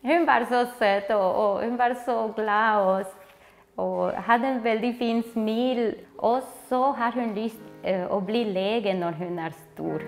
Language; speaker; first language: Norwegian; early bilingual, other home language; Spanish